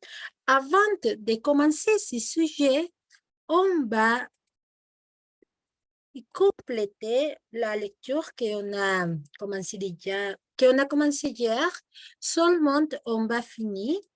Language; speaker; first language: French; non-native, fluent; Spanish